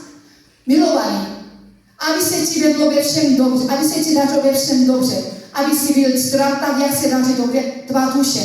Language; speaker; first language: Czech; non-native, learner; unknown